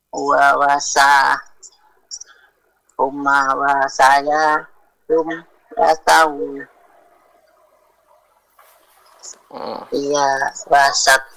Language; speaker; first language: Arabic; non-native, learner; Indonesian